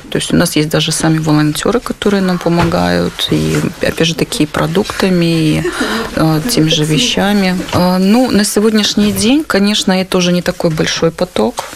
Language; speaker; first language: Russian; native; Russian